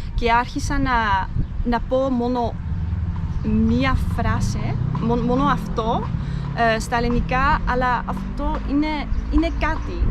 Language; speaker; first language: Greek; non-native, learner; Dutch